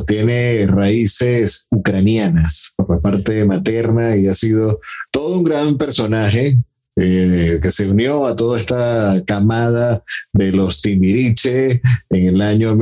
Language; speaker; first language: Spanish; native; Spanish